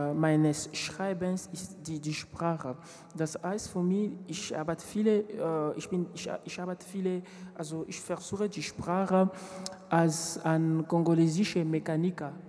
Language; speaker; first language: German; non-native, learner; French